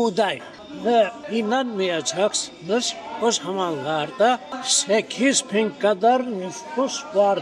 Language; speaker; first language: Turkish; non-native, local second language; Greek